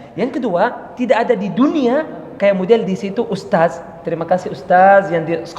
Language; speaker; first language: Indonesian; non-native, learner; Arabic